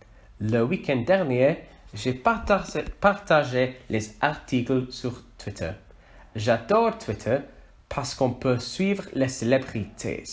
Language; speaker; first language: French; non-native, learner; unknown